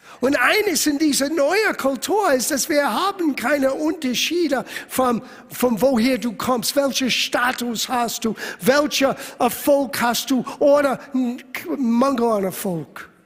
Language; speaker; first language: German; non-native, fluent; English